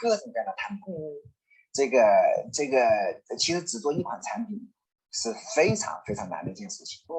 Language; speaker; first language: Chinese; native; Chinese